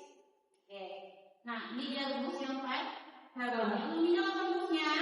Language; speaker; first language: Indonesian; native; Indonesian